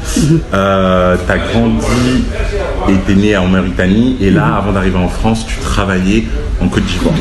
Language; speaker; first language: French; native; French